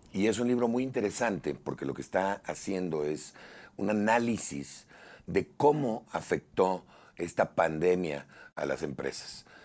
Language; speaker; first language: Spanish; native; Spanish